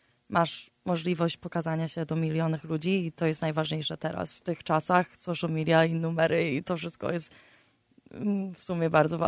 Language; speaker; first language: Polish; early bilingual, heritage; Polish